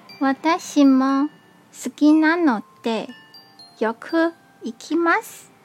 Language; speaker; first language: Japanese; non-native, learner; Chinese